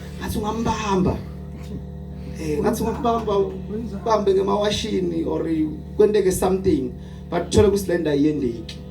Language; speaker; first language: Zulu; non-native, local second language; Swati